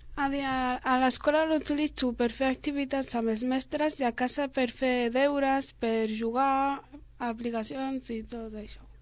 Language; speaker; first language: Catalan; early bilingual, other home language; Arabic